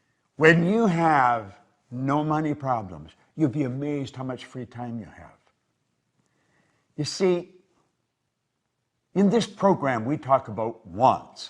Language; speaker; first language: English; native; English